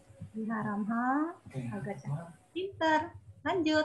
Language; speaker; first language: Indonesian; native; Indonesian